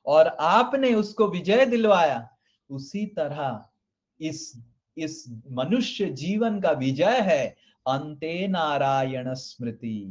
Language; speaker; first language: Hindi; non-native, local second language; Odia